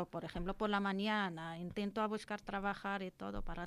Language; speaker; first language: Spanish; non-native, learner; Arabic